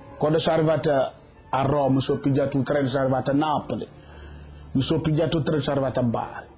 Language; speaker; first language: Italian; non-native, learner; Wolof